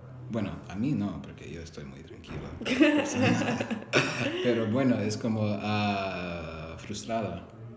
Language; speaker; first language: Spanish; non-native, learner; English